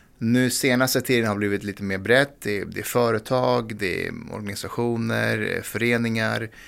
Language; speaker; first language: Swedish; early bilingual, other home language; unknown